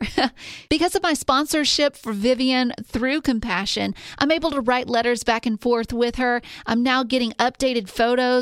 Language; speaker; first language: English; native; English